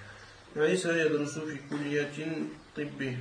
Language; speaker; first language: Arabic; non-native, learner; French